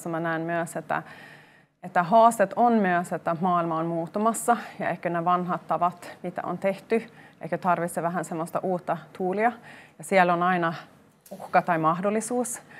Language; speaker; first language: Finnish; non-native, local second language; Swedish